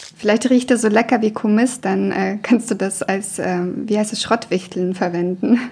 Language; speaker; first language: German; early bilingual, other home language; Russian